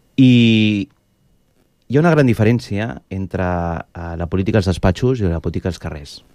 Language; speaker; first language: Catalan; non-native, local second language; Spanish